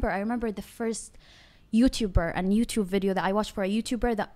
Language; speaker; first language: English; non-native, fluent; Arabic